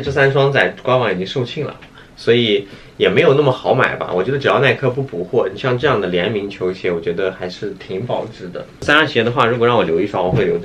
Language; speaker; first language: Chinese; native; Chinese